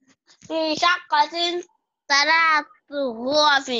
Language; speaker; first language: Arabic; non-native, learner; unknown